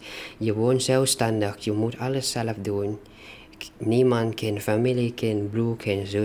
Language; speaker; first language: Dutch; non-native, learner; Thai